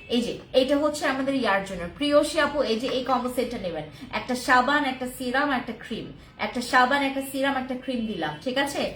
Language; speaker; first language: Bangla; non-native, local second language; Khasi